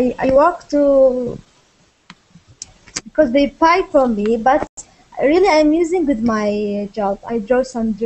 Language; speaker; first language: English; non-native, learner; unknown